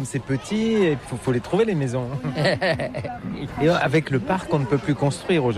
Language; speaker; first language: French; native; French